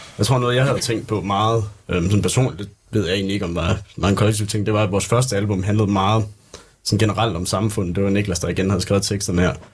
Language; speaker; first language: Danish; native; Danish